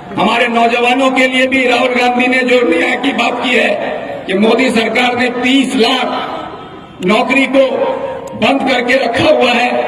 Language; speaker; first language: Hindi; non-native, local second language; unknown